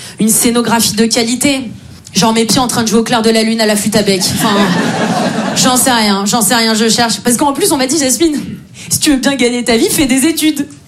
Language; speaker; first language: French; native; French